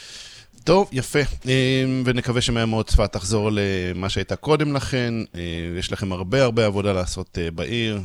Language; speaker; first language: Hebrew; native; Hebrew